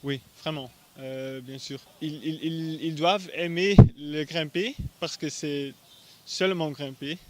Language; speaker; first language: French; non-native, fluent; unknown